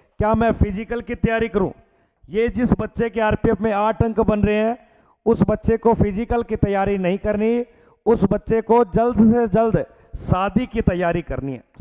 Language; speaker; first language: Hindi; native; Hindi